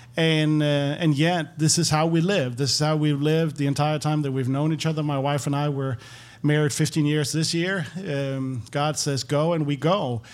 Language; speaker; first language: English; non-native, fluent; Danish